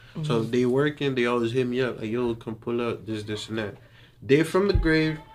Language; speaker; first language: English; early bilingual, other home language; Haitian Creole